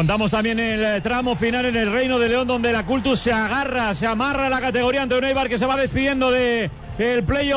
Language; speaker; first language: Spanish; native; Spanish